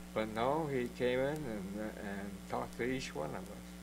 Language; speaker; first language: English; native; English